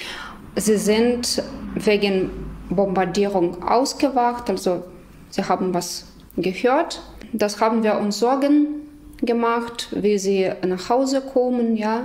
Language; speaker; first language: German; non-native, fluent; Ukrainian